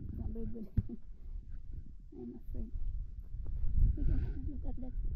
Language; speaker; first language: English; non-native, learner; Filipino